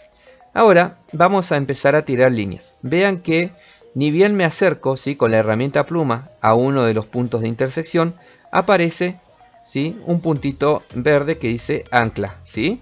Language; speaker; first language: Spanish; native; Spanish